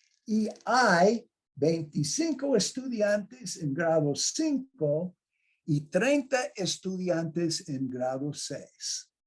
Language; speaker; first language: Spanish; non-native, fluent; English